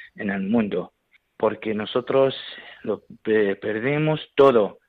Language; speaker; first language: Spanish; non-native, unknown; Syriac